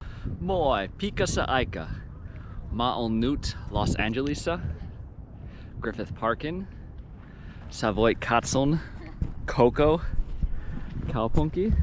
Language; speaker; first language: Finnish; non-native, learner; English